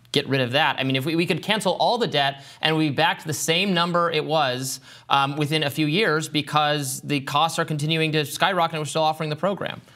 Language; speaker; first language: English; native; English